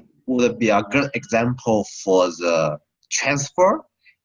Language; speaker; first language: English; non-native, learner; Chinese